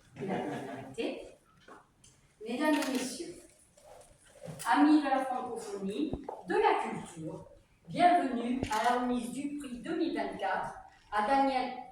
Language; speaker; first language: French; native; French